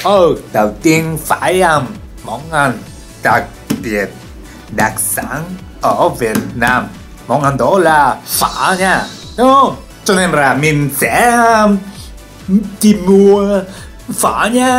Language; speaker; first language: Vietnamese; non-native, learner; Japanese